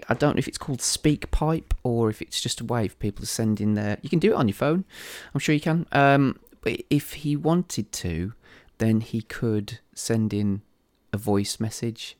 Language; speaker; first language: English; native; English